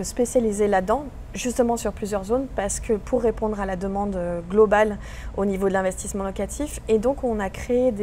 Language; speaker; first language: French; native; French